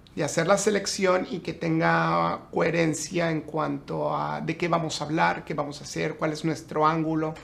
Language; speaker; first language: Spanish; native; Spanish